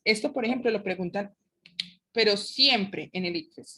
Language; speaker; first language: Spanish; native; Spanish